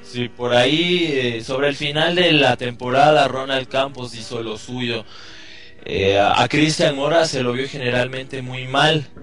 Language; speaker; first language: Spanish; native; Spanish